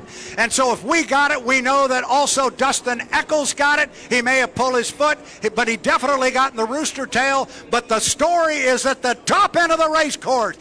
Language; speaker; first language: English; native; English